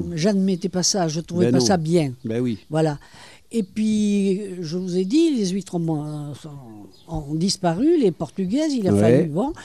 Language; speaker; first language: French; native; French